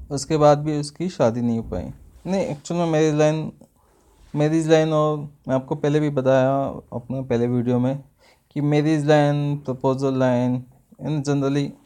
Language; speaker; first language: Hindi; non-native, local second language; Marathi